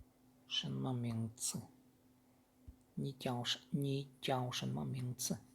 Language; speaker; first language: Chinese; non-native, learner; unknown